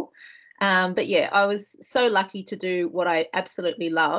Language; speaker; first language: English; native; English